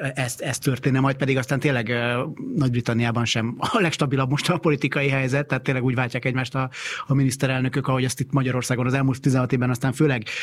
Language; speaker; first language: Hungarian; native; Hungarian